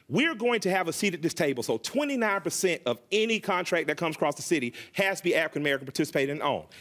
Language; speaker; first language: English; native; English